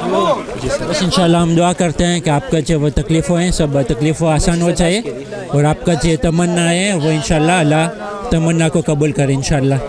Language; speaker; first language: Hindi; non-native, learner; Gujarati